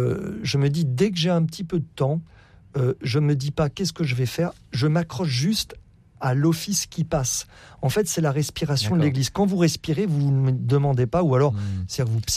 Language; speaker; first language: French; native; French